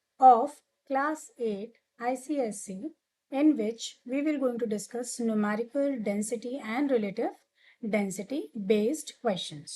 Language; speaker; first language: English; non-native, local second language; Hindi